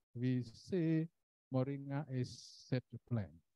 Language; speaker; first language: English; non-native, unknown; Indonesian